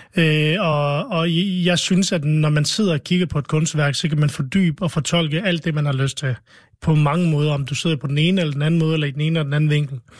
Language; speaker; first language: Danish; early bilingual, other home language; Arabic